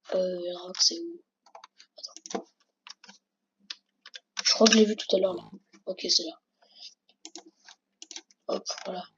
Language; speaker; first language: French; native; French